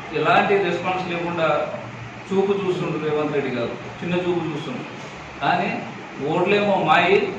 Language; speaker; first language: Telugu; non-native, local second language; Lambadi